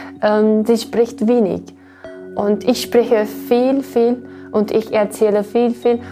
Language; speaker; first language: German; non-native, learner; Uyghur